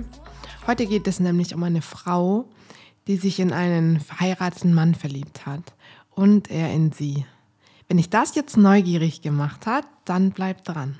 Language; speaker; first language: German; native; German